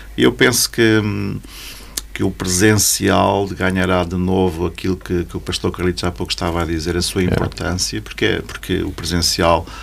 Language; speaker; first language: Portuguese; native; Portuguese